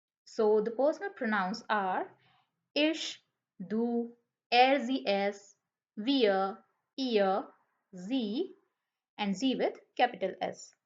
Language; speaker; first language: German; non-native, fluent; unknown